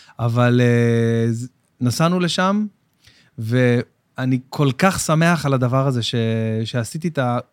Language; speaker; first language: Hebrew; native; Hebrew